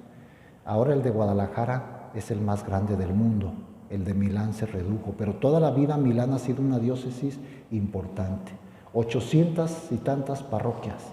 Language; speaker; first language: Spanish; native; Spanish